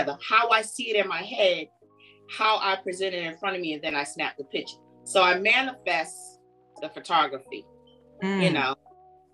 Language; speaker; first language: English; native; English